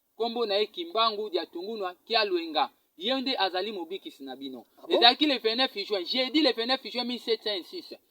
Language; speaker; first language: Lingala; non-native, local second language; Kongo